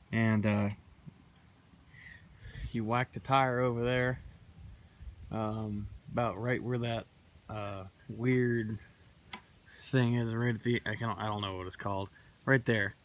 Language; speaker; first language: English; native; English